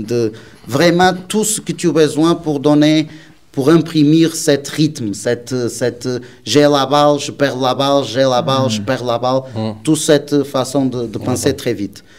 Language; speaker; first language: French; non-native, learner; Portuguese